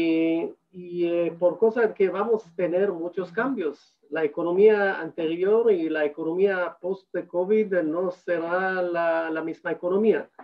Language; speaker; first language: Spanish; non-native, fluent; Hebrew